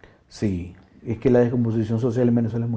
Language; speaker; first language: Spanish; native; Spanish